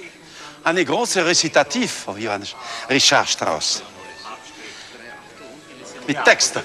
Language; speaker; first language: German; non-native, learner; French